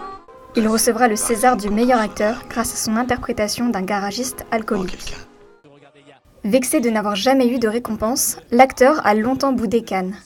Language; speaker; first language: French; native; French